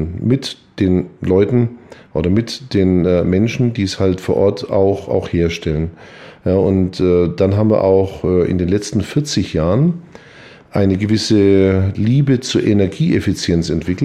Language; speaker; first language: German; native; German